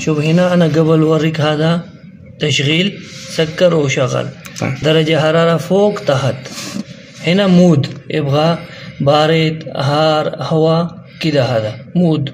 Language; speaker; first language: Arabic; non-native, learner; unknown